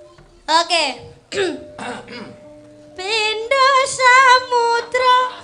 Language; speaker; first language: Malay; non-native, local second language; Javanese